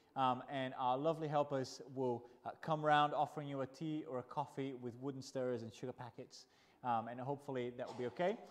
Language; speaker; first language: English; non-native, fluent; Portuguese